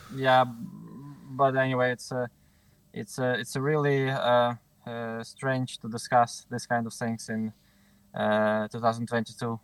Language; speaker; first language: English; non-native, fluent; Ukrainian